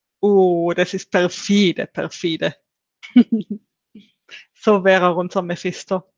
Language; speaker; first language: German; native; German